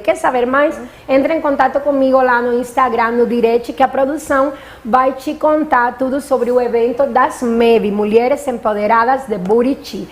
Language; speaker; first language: Portuguese; non-native, fluent; Spanish